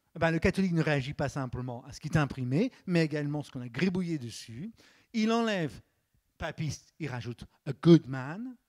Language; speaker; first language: French; native; French